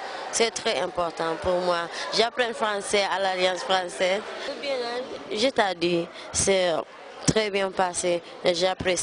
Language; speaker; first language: French; non-native, learner; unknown